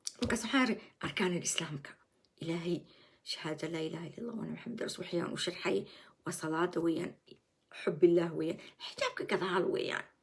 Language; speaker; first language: Somali; early bilingual, heritage; Somali